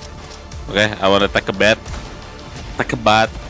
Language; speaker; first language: English; non-native, learner; Sundanese